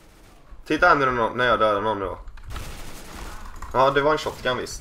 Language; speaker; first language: Swedish; native; Swedish